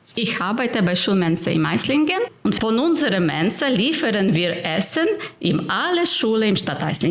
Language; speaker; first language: German; non-native, fluent; Ukrainian